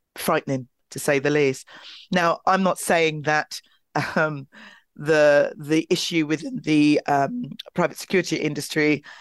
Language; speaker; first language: English; native; English